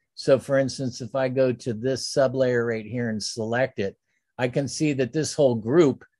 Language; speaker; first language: English; native; English